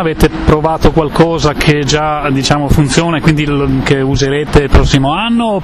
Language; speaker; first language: Italian; native; Italian